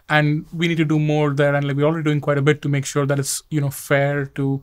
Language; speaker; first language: English; non-native, local second language; Hindi